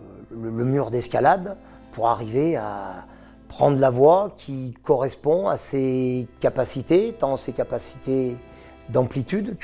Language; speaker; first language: French; native; French